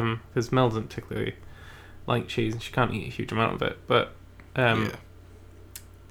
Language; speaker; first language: English; native; English